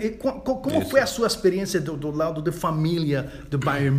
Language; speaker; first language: Portuguese; non-native, fluent; Spanish